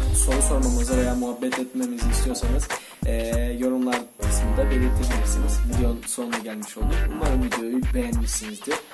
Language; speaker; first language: Turkish; non-native, fluent; Russian